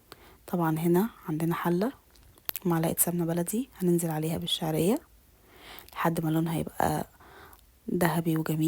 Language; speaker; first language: Arabic; native; Arabic